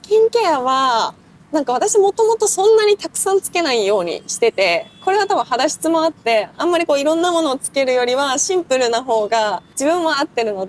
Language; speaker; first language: Japanese; native; Japanese